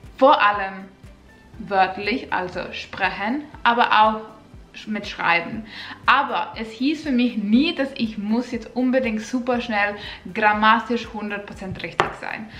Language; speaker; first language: German; non-native, fluent; Finnish